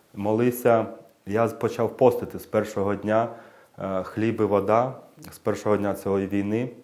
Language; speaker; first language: Ukrainian; native; Ukrainian